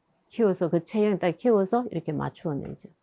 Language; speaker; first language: Korean; native; Korean